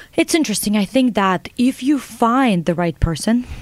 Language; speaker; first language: English; non-native, fluent; Russian